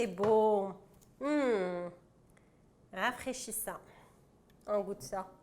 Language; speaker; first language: French; non-native, local second language; Arabic